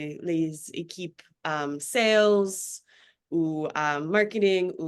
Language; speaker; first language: French; non-native, learner; English